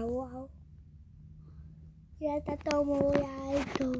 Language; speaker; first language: Spanish; early bilingual, heritage; Spanish